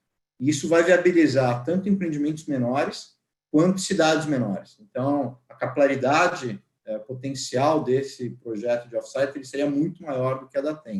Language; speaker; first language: Portuguese; native; Portuguese